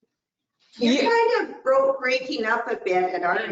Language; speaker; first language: English; native; English